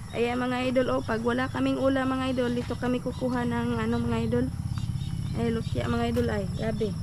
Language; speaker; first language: Filipino; native; Filipino